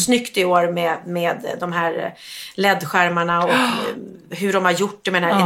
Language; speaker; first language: Swedish; native; Swedish